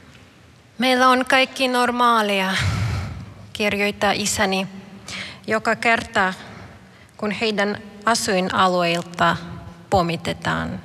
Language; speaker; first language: Finnish; non-native, fluent; Ukrainian